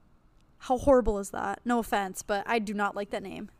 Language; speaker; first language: English; native; English